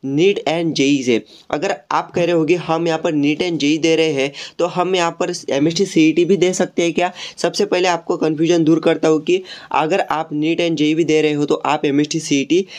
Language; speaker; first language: Hindi; non-native, local second language; Marathi